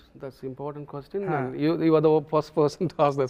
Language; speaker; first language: Telugu; non-native, local second language; Tamil